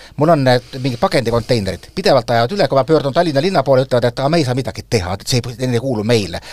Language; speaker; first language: Estonian; native; Estonian